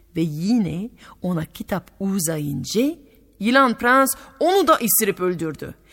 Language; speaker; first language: Turkish; non-native, fluent; French